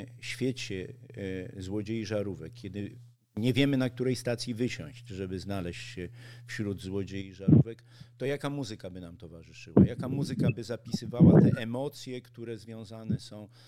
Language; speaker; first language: Polish; native; Polish